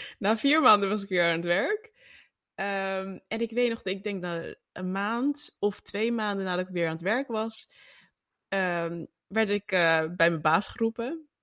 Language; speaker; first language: Dutch; native; Dutch